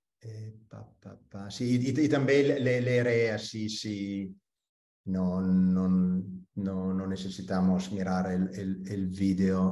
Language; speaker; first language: Spanish; non-native, fluent; Italian